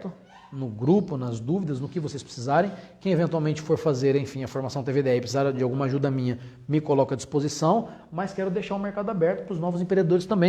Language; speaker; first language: Portuguese; native; Portuguese